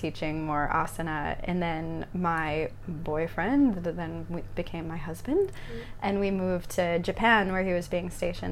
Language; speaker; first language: English; native; English